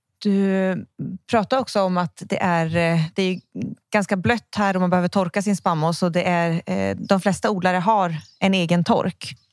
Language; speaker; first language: Swedish; native; Swedish